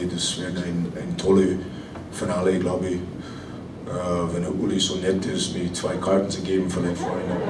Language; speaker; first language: German; non-native, fluent; English